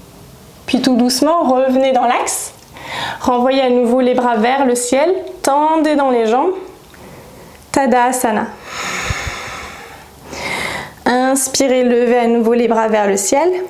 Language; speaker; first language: French; native; French